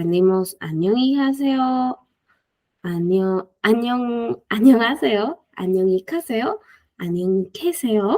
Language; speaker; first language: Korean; non-native, fluent; Spanish